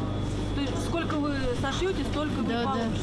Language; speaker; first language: Russian; native; Russian